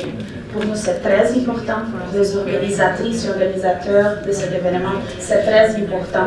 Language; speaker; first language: French; non-native, fluent; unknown